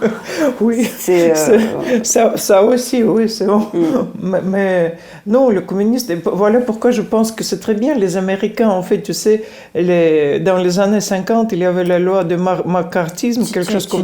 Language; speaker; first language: French; non-native, fluent; Russian